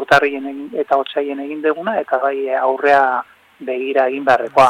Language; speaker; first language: Basque; native; Basque